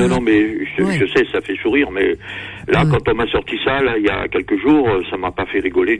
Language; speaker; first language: French; native; French